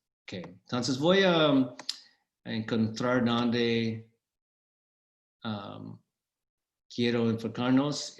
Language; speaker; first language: Spanish; non-native, fluent; English